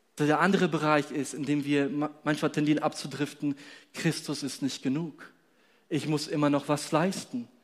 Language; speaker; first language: German; non-native, fluent; Polish